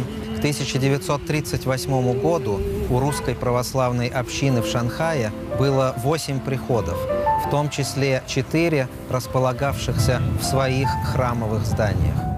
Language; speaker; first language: Russian; native; Russian